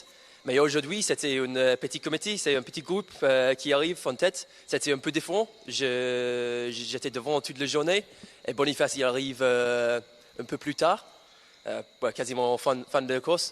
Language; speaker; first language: French; non-native, learner; English